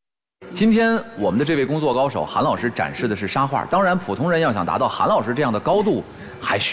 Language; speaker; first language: Chinese; native; Chinese